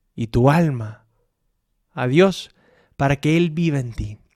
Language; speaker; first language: Spanish; native; Spanish